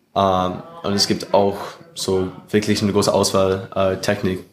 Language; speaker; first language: German; non-native, fluent; English